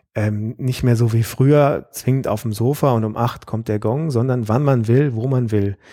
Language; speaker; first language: German; native; German